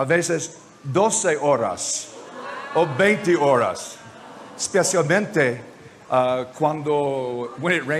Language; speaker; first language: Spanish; non-native, learner; English